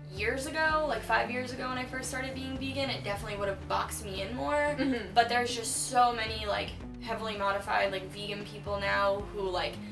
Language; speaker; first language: English; native; English